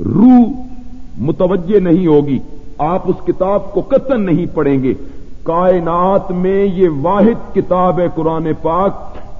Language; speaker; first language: Urdu; non-native, local second language; Punjabi